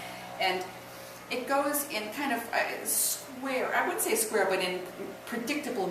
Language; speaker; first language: English; native; English